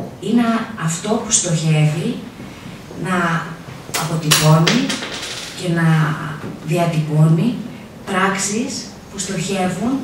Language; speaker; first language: Greek; native; Greek